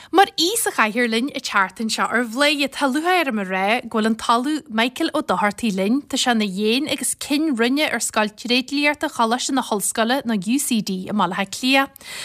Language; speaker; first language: Irish; native; Irish